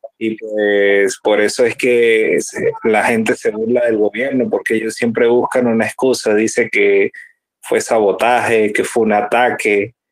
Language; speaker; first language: Spanish; native; Spanish